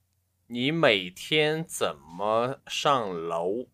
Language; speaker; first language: Chinese; non-native, learner; English